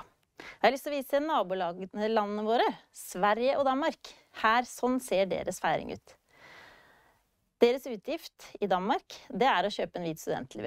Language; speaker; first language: Norwegian; native; Norwegian